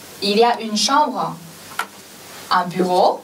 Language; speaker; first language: French; non-native, fluent; Chinese